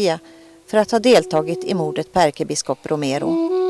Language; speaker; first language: Swedish; native; Swedish